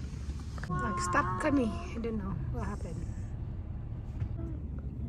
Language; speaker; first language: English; non-native, local second language; Cebuano